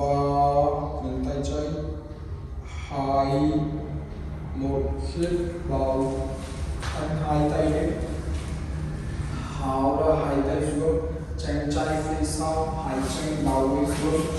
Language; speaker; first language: Vietnamese; non-native, learner; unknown